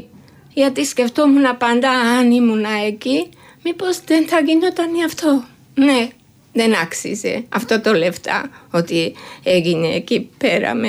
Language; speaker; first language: Greek; non-native, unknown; Georgian